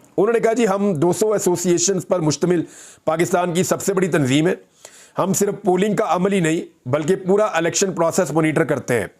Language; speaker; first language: Urdu; non-native, local second language; Punjabi